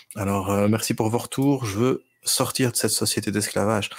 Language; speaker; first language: French; native; French